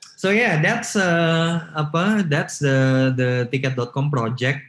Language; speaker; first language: English; non-native, local second language; Indonesian